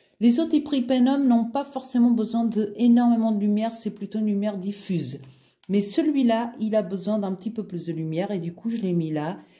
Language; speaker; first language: French; non-native, fluent; Portuguese